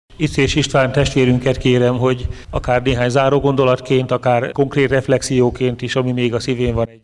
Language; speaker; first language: Hungarian; native; Hungarian